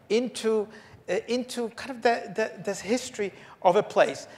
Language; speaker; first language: English; early bilingual, other home language; Polish